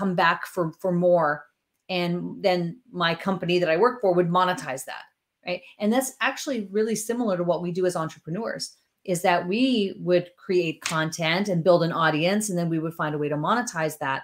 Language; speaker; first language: English; native; English